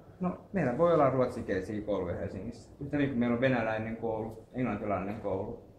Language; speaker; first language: Finnish; native; Finnish